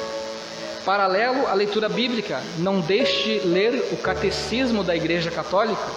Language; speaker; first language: Portuguese; native; Portuguese